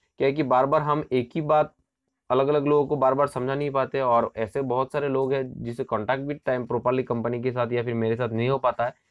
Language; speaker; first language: Hindi; non-native, local second language; Bangla